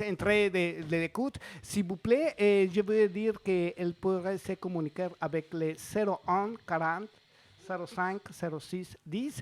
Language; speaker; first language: French; non-native, fluent; Spanish